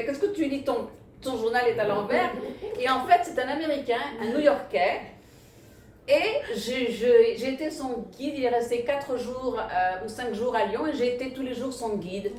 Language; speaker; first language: French; early bilingual, other home language; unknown